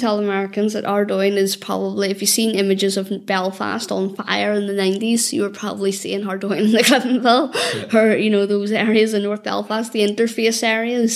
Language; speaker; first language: English; native; English